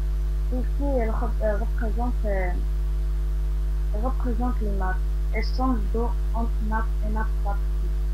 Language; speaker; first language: French; non-native, local second language; Arabic